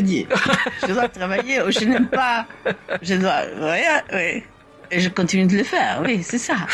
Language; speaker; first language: French; non-native, fluent; Spanish